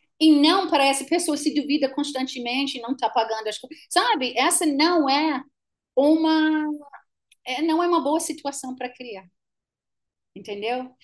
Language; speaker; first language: Portuguese; non-native, fluent; English